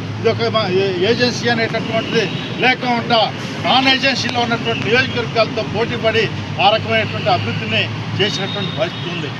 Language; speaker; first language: Telugu; native; Telugu